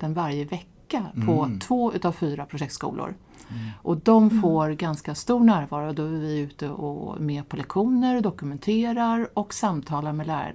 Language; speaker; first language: Swedish; native; Swedish